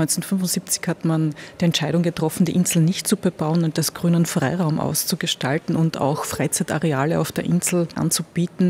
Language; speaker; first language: German; native; German